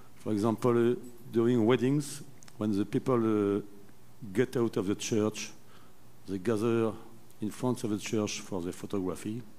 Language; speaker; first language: English; non-native, fluent; French